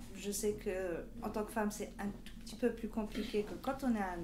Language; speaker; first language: French; non-native, local second language; Arabic